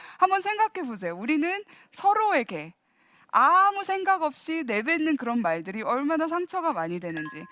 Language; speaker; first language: Korean; early bilingual, heritage; Korean